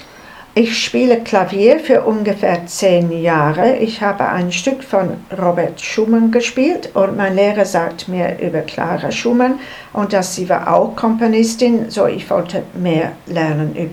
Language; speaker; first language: German; non-native, learner; English